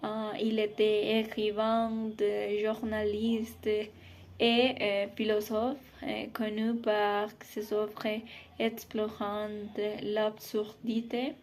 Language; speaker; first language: French; non-native, learner; Spanish